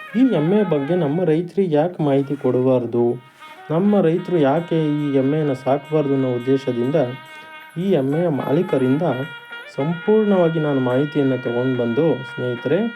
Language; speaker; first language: Kannada; native; Kannada